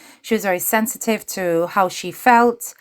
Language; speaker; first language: English; native; English